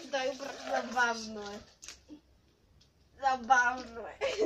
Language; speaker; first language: Bulgarian; native; Bulgarian